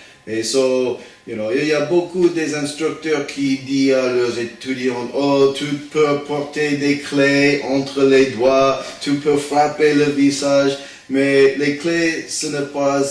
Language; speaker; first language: French; non-native, learner; English